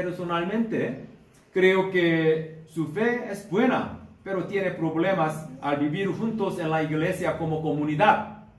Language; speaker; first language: Spanish; non-native, learner; Korean